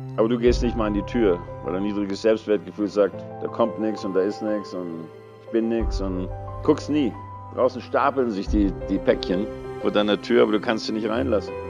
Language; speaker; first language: German; early bilingual, other home language; English